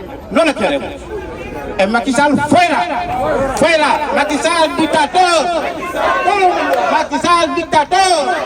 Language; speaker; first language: Spanish; non-native, learner; Wolof